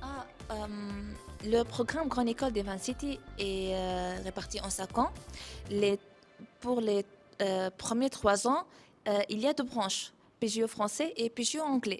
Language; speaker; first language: French; non-native, fluent; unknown